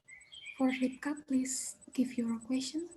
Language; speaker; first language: English; non-native, learner; Indonesian